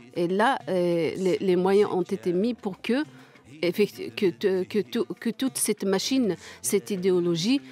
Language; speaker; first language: French; non-native, local second language; Kabyle